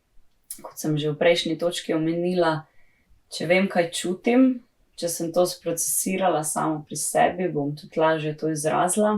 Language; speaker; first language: Slovenian; native; Slovenian